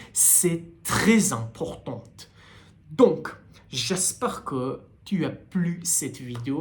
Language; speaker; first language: French; non-native, learner; Persian